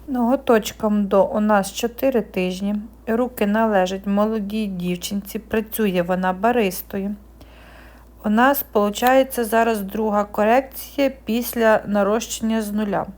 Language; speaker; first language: Ukrainian; native; Ukrainian